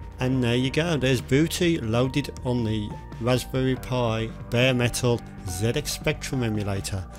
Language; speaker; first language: English; native; English